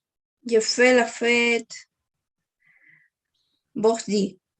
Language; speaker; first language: French; non-native, learner; Spanish